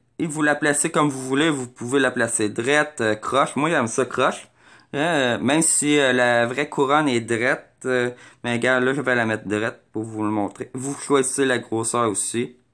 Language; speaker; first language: French; native; French